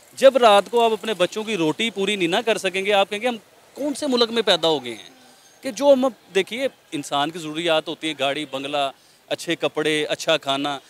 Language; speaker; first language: Urdu; non-native, local second language; Punjabi